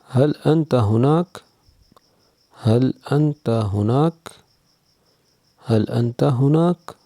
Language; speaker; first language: Arabic; non-native, fluent; Urdu